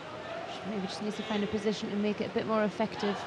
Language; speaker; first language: English; native; English